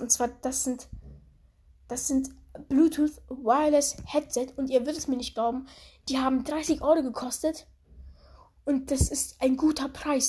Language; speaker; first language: German; early bilingual, other home language; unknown